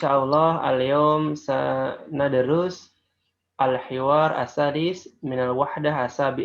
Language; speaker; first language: Arabic; non-native, fluent; Indonesian